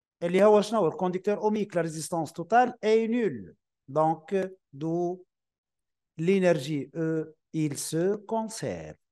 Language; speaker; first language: French; non-native, local second language; Arabic